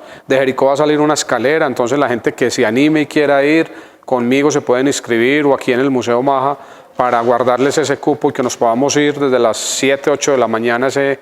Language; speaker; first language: Spanish; native; Spanish